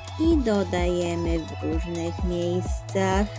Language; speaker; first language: Polish; early bilingual, heritage; Polish